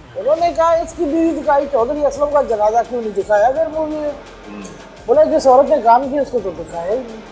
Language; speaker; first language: Urdu; native; Urdu